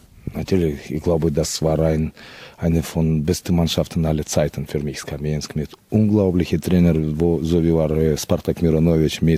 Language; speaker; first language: German; non-native, fluent; Russian